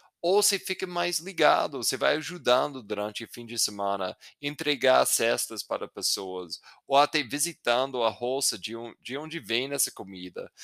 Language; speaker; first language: Portuguese; non-native, fluent; English